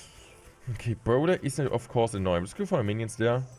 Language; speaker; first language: English; non-native, fluent; German